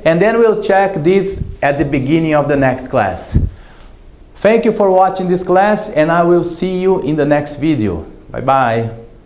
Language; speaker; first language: English; non-native, fluent; Portuguese